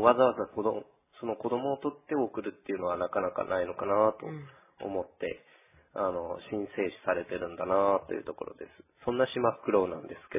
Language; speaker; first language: Japanese; native; Japanese